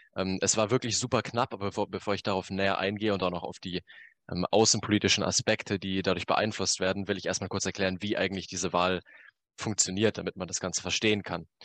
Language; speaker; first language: German; native; German